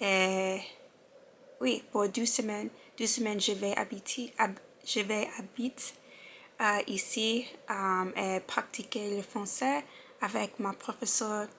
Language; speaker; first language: French; non-native, learner; English